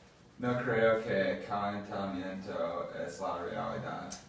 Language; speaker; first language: Spanish; non-native, learner; English